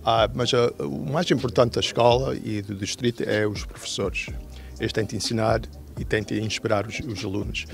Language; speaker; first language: Portuguese; early bilingual, heritage; Portuguese